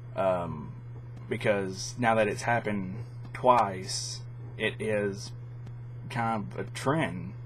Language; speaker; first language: English; native; English